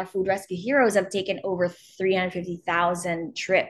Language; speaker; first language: English; non-native, local second language; Filipino